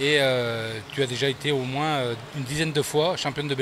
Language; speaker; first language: French; native; French